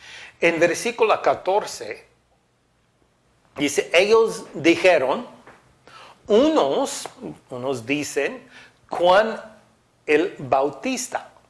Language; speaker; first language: Spanish; non-native, fluent; English